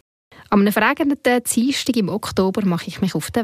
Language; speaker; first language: German; native; German